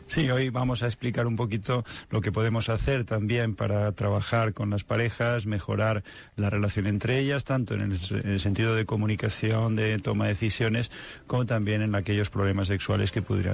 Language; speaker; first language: Spanish; native; Spanish